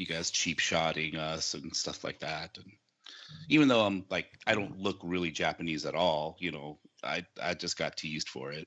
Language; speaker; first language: English; early bilingual, other home language; Japanese